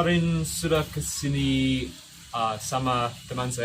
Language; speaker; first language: Indonesian; non-native, fluent; English